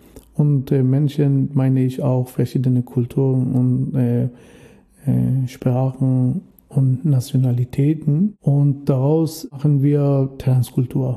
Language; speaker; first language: German; non-native, fluent; Persian